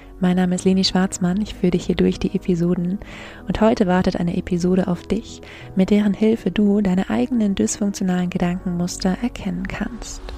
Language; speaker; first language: German; native; German